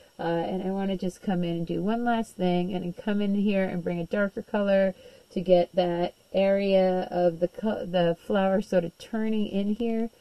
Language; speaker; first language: English; native; English